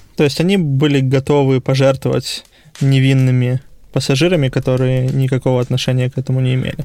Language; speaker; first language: Russian; native; Russian